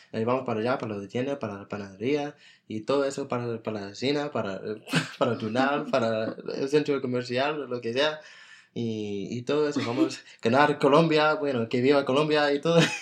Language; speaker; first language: Spanish; non-native, fluent; English